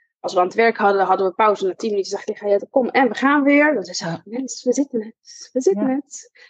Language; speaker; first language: Dutch; early bilingual, other home language; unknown